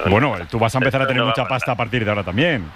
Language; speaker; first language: Spanish; native; Spanish